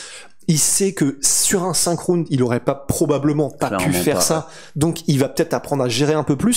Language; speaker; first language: French; native; French